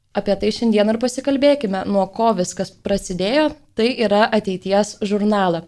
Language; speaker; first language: Lithuanian; native; Lithuanian